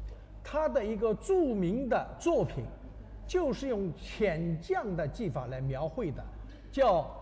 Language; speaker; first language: Chinese; native; Chinese